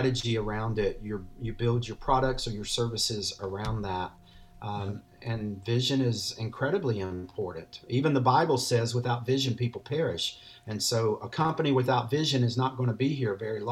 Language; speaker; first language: English; native; English